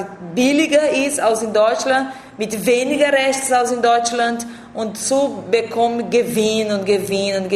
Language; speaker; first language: German; non-native, learner; Portuguese